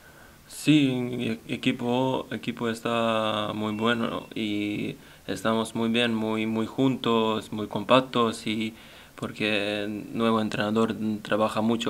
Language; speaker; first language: Spanish; non-native, learner; Serbian